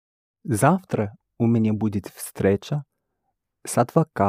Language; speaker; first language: Russian; non-native, learner; English